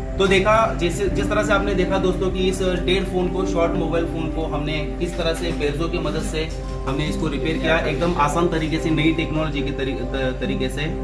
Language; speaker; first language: Hindi; native; Hindi